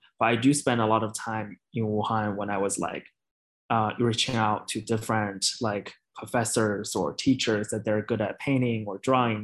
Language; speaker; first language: English; non-native, fluent; Chinese